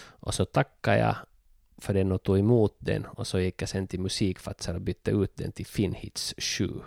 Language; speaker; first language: Swedish; native; Swedish